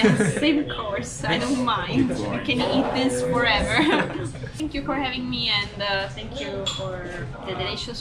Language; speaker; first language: English; non-native, fluent; Italian